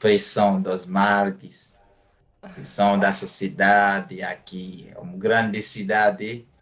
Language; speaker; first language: Portuguese; non-native, fluent; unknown